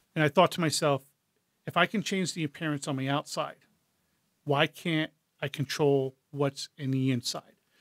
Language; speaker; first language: English; native; English